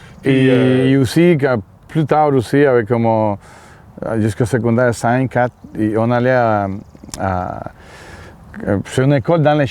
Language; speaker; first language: French; non-native, fluent; Spanish